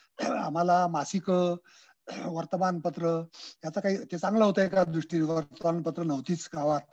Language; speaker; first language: Marathi; native; Marathi